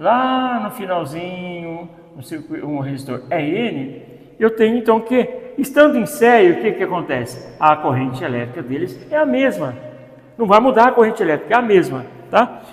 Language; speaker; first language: Portuguese; native; Portuguese